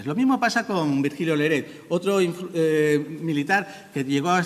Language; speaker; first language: Spanish; native; Spanish